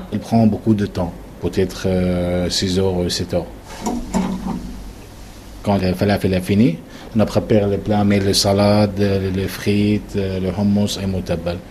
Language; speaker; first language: French; non-native, learner; Arabic